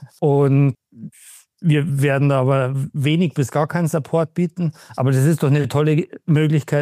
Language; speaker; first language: German; native; German